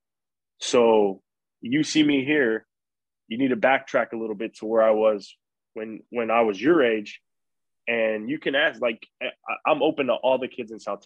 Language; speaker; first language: English; native; English